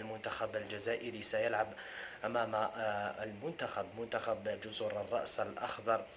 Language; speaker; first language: Arabic; native; Arabic